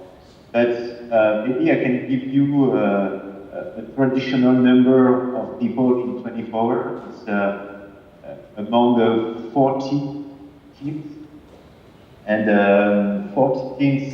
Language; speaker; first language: English; non-native, fluent; French